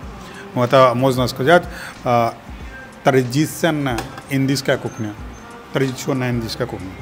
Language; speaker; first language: Russian; non-native, fluent; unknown